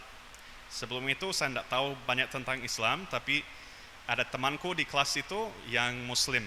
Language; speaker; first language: Indonesian; non-native, fluent; English